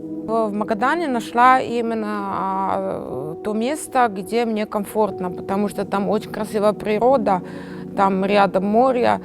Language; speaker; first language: Russian; non-native, fluent; Italian